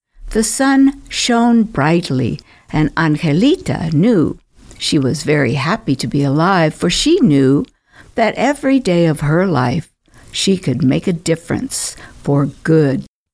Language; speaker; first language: English; native; English